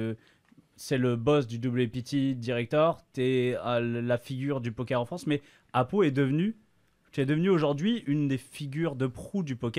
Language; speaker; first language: French; native; French